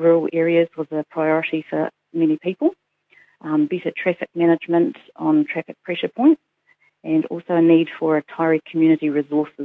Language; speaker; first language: English; native; English